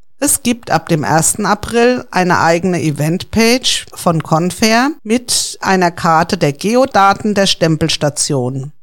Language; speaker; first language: German; native; German